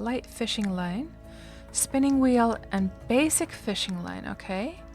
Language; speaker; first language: English; non-native, fluent; Finnish